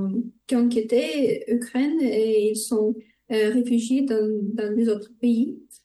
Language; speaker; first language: French; non-native, fluent; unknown